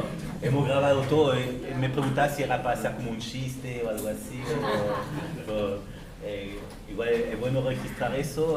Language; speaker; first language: Spanish; native; Spanish